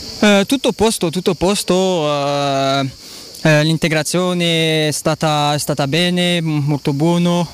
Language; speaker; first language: Italian; non-native, learner; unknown